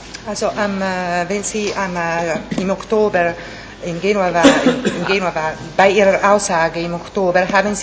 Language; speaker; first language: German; non-native, fluent; Italian